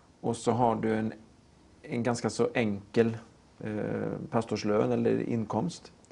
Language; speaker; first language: Swedish; native; Swedish